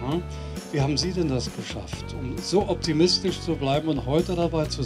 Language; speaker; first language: German; native; German